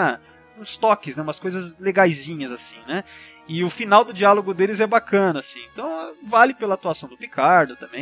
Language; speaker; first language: Portuguese; native; Portuguese